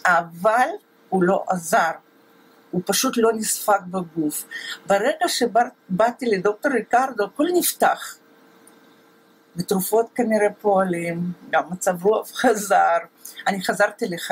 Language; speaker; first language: Hebrew; non-native, fluent; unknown